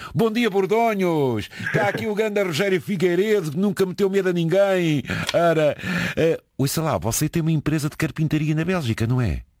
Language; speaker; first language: Portuguese; native; Portuguese